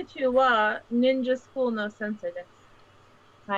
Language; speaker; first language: Japanese; non-native, fluent; English